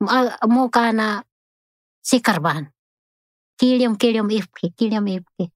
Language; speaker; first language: Arabic; non-native, learner; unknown